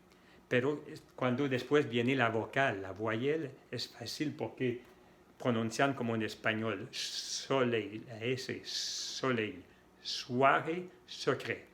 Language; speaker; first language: Spanish; non-native, fluent; French